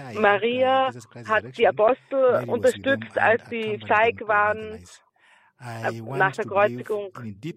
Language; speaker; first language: German; non-native, fluent; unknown